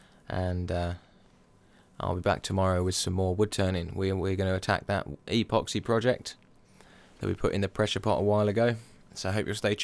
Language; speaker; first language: English; native; English